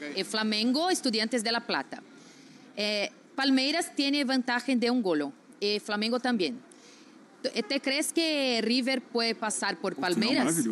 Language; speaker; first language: Spanish; non-native, learner; Portuguese